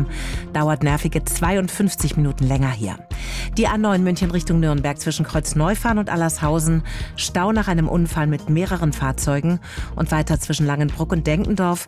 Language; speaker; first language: German; native; German